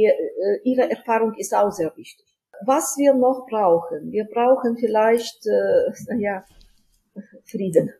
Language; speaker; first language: German; non-native, fluent; Ukrainian